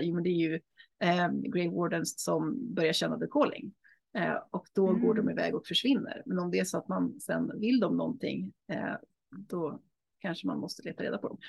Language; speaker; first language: Swedish; native; Swedish